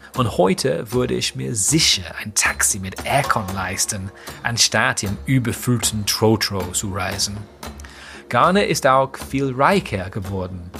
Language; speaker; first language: German; non-native, fluent; English